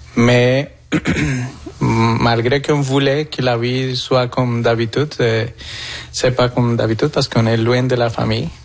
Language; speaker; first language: French; non-native, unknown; Spanish